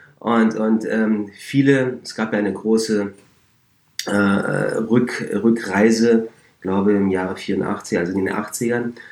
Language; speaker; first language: German; early bilingual, other home language; Turkish